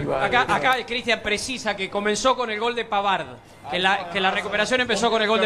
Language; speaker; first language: Spanish; native; Spanish